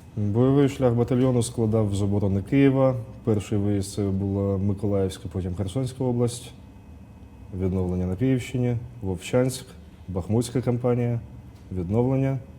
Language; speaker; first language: Ukrainian; non-native, local second language; Russian